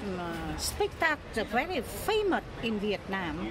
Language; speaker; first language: English; non-native, learner; Vietnamese